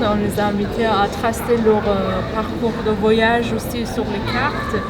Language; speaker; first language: French; non-native, fluent; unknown